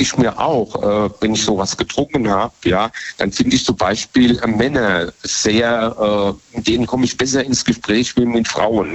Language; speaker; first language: German; native; German